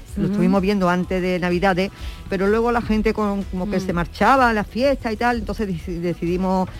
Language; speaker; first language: Spanish; native; Spanish